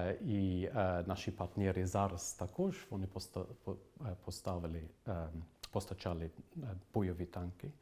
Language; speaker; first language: Ukrainian; non-native, fluent; English